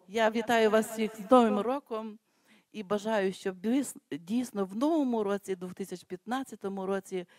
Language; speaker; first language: Ukrainian; native; Ukrainian